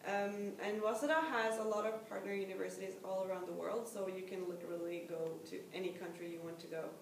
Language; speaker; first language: English; non-native, fluent; Norwegian